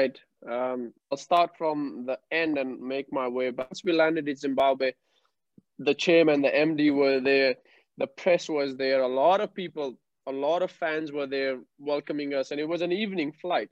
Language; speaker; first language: English; non-native, local second language; Punjabi